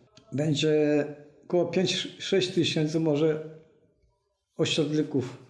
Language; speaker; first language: Polish; early bilingual, heritage; Polish